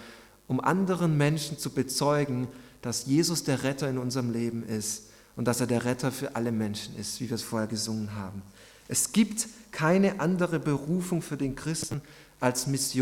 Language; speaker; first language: German; native; German